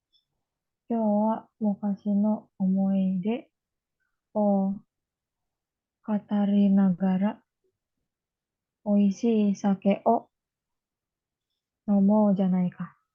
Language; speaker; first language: Japanese; non-native, learner; Indonesian